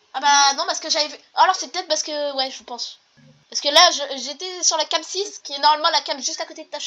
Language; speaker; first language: French; native; French